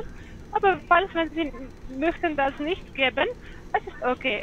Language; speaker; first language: German; non-native, learner; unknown